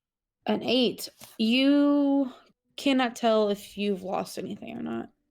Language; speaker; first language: English; native; English